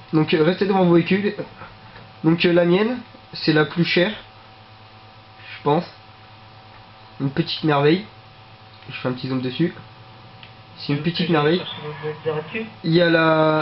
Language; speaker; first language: French; native; French